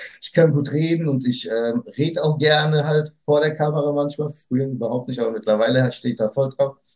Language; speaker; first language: German; early bilingual, other home language; Portuguese